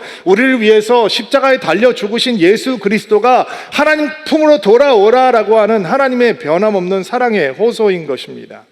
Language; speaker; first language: Korean; native; Korean